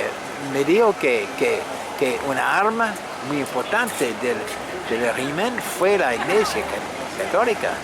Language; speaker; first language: Spanish; non-native, fluent; French